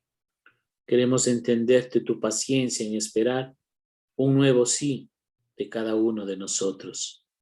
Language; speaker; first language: Spanish; native; Spanish